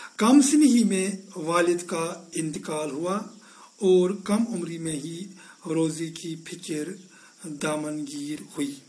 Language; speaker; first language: Urdu; non-native, local second language; Kashmiri